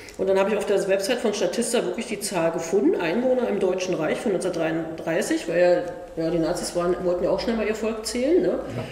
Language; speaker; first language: German; native; German